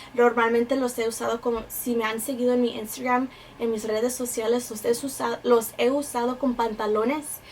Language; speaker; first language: Spanish; early bilingual, heritage; Spanish